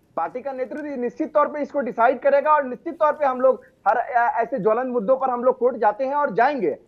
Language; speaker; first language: Hindi; native; Hindi